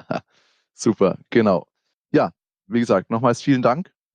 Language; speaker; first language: German; native; German